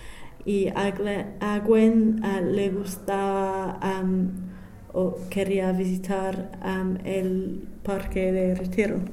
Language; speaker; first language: Spanish; non-native, fluent; English